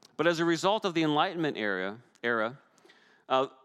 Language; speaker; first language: English; native; English